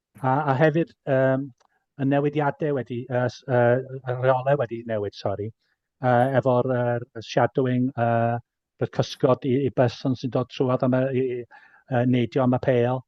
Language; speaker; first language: Welsh; native; Welsh